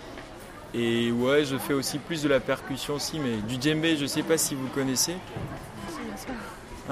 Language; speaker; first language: French; non-native, local second language; Ewe